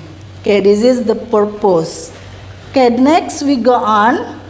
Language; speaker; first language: English; non-native, learner; Indonesian